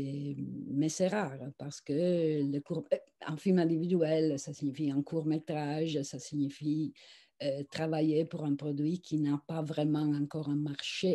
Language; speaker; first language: French; non-native, fluent; Italian